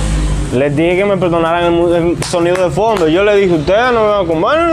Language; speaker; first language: Spanish; native; Spanish